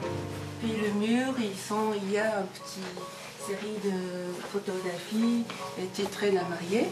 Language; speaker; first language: French; non-native, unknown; Japanese